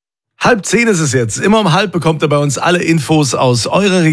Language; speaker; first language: German; native; German